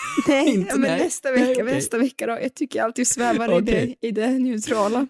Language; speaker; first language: Swedish; native; Swedish